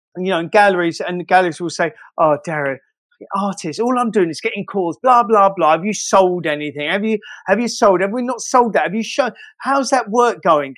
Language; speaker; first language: English; native; English